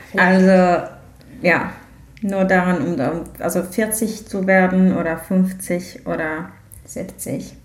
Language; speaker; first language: German; non-native, learner; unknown